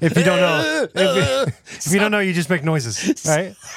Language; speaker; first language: English; native; English